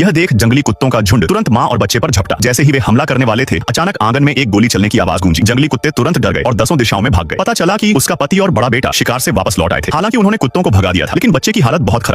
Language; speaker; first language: Hindi; native; Hindi